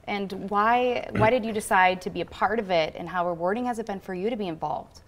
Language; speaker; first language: English; native; English